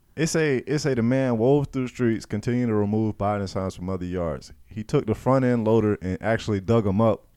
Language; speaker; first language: English; native; English